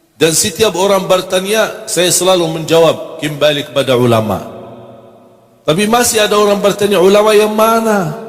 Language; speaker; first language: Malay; non-native, fluent; Arabic